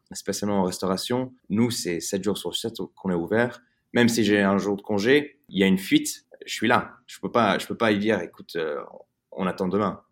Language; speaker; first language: French; early bilingual, heritage; French